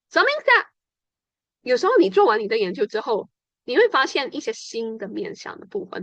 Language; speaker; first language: Chinese; native; Chinese